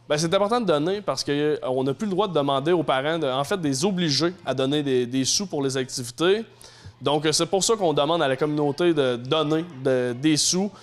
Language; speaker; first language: French; native; French